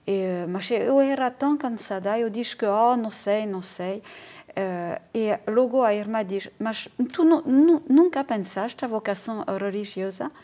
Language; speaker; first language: Portuguese; non-native, fluent; French